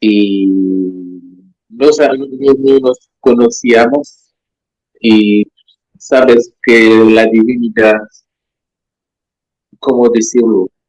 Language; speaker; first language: Spanish; non-native, learner; French